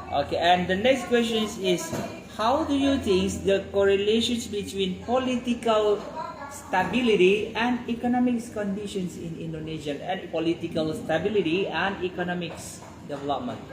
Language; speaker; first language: English; non-native, fluent; Indonesian